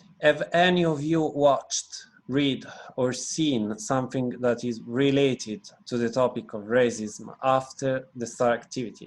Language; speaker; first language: English; non-native, fluent; Italian